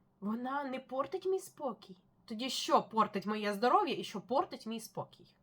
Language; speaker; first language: Ukrainian; non-native, local second language; Russian